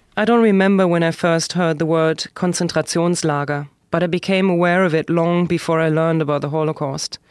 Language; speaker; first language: English; non-native, fluent; German